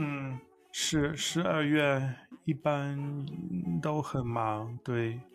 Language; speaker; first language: Chinese; non-native, learner; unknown